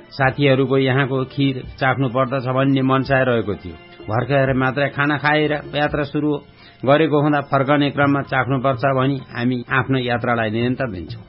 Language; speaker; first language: Nepali; native; Nepali